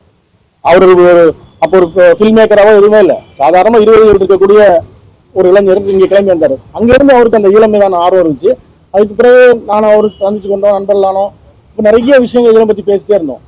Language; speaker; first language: Tamil; native; Tamil